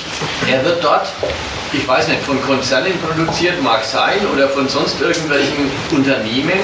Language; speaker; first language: German; native; German